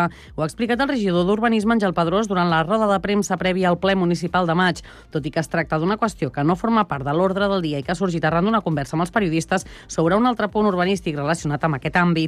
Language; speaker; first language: Catalan; native; Catalan